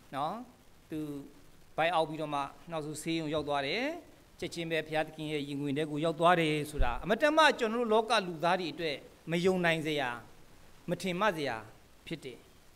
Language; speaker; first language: Burmese; non-native, local second language; Kachin